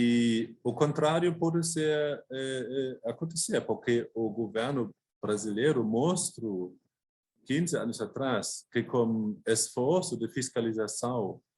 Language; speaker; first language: Portuguese; non-native, fluent; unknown